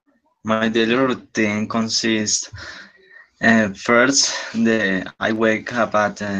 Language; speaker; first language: English; non-native, learner; Spanish